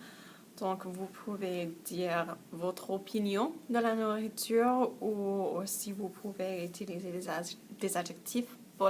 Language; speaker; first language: French; non-native, fluent; English